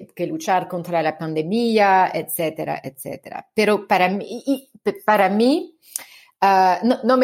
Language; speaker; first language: Spanish; non-native, fluent; French